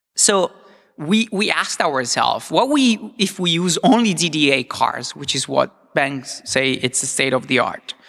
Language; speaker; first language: English; non-native, fluent; Italian